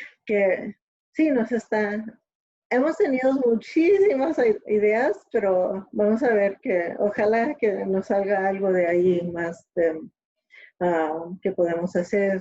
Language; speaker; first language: Spanish; early bilingual, other home language; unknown